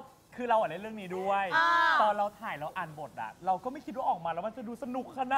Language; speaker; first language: Thai; native; Thai